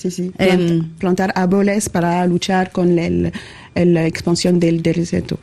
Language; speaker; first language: Spanish; non-native, learner; French